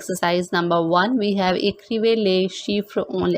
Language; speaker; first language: French; non-native, fluent; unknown